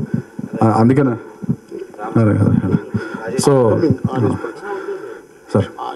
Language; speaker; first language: Telugu; native; Telugu